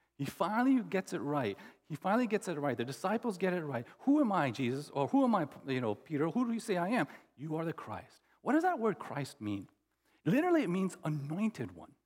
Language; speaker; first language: English; native; English